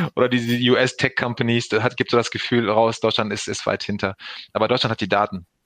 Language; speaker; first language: German; early bilingual, other home language; Turkish